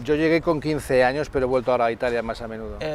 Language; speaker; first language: Spanish; native; Spanish